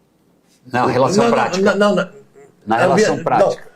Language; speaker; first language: Portuguese; native; Portuguese